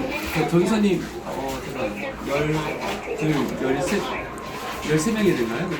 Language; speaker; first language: Korean; native; Korean